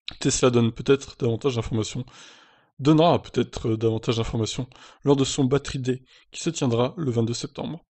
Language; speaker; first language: French; native; French